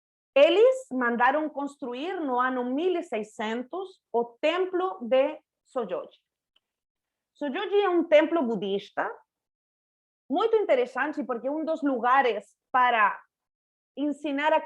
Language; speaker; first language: Portuguese; non-native, fluent; Spanish